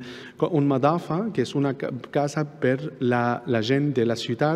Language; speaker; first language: Catalan; non-native, fluent; Arabic